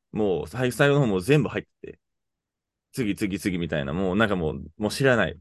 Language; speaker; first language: Japanese; non-native, fluent; English